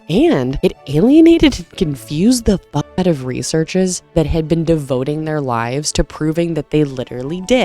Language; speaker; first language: English; native; English